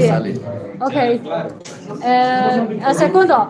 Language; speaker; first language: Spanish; non-native, learner; Chinese